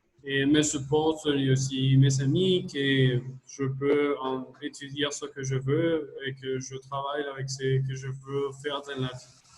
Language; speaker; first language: French; non-native, learner; Spanish